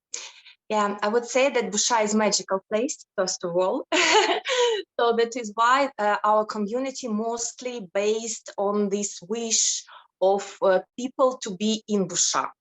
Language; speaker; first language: English; non-native, fluent; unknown